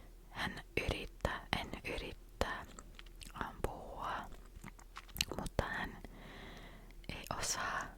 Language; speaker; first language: Finnish; non-native, learner; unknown